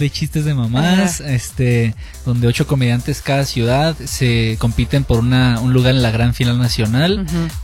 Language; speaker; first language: Spanish; native; Spanish